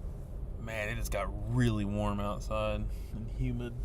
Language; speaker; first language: English; native; English